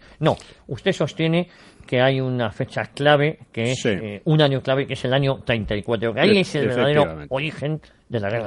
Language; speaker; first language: Spanish; native; Spanish